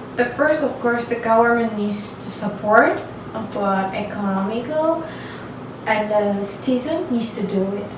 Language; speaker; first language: English; non-native, learner; Turkish